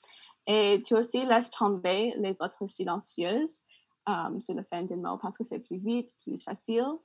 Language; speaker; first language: French; non-native, learner; English